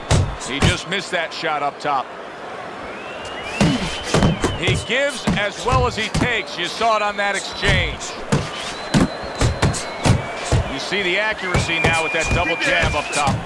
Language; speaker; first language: English; native; English